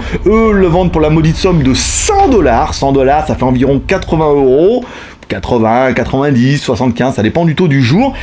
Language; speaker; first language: French; native; French